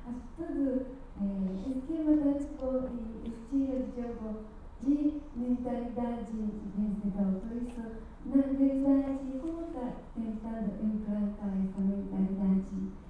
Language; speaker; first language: Portuguese; non-native, learner; Japanese